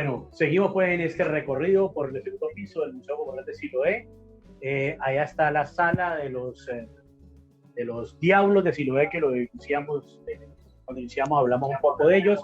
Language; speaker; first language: Spanish; native; Spanish